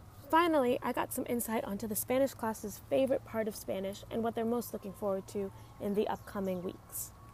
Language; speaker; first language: English; native; English